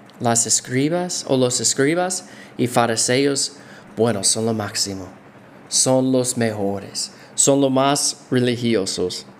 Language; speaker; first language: Spanish; non-native, fluent; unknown